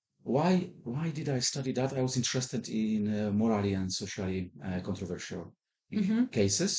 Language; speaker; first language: English; non-native, fluent; Polish